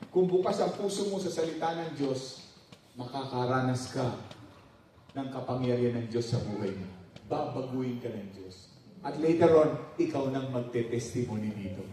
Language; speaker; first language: Filipino; non-native, local second language; Pampanga